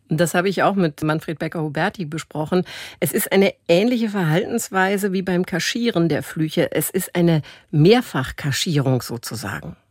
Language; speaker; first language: German; native; German